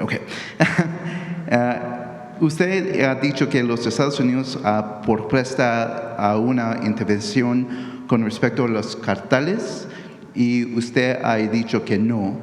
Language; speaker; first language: Spanish; early bilingual, heritage; Spanish